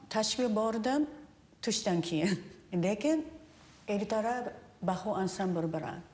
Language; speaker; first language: Uzbek; non-native, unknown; Japanese